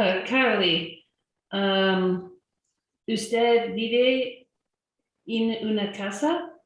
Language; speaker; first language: Spanish; non-native, learner; English